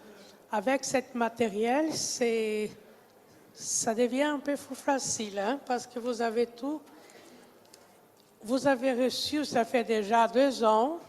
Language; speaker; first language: French; non-native, fluent; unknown